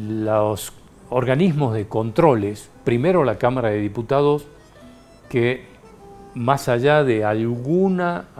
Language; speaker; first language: Spanish; native; Spanish